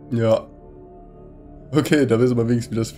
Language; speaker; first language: German; native; German